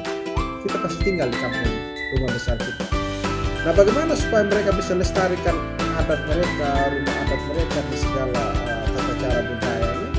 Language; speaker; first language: Indonesian; non-native, local second language; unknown